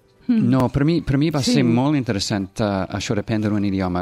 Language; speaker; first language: Catalan; non-native, fluent; English